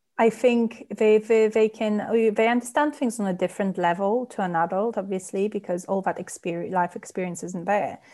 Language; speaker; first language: English; non-native, fluent; Polish